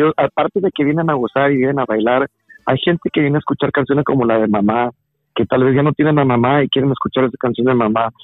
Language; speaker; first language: Spanish; early bilingual, heritage; Spanish